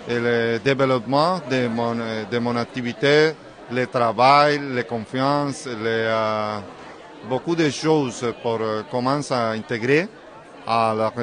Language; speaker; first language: French; non-native, learner; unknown